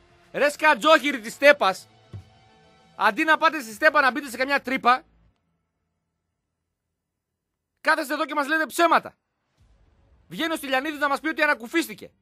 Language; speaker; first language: Greek; native; Greek